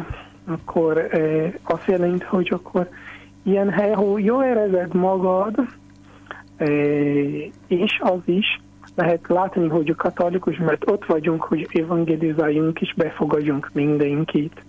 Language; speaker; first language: Hungarian; non-native, learner; Portuguese